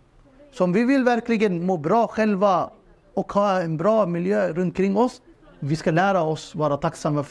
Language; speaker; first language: Swedish; non-native, fluent; Urdu